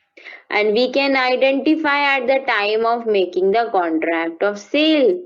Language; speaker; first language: English; non-native, local second language; Hindi